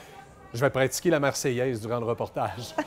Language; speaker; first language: French; native; French